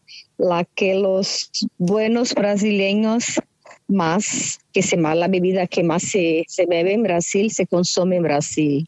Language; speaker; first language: Spanish; non-native, fluent; Portuguese